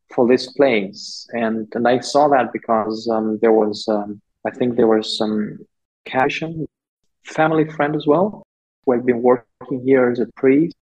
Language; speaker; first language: English; non-native, local second language; German